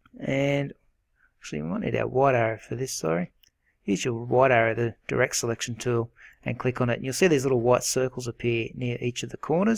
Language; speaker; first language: English; native; English